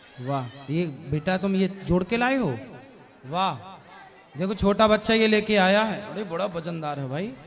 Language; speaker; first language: Hindi; native; Hindi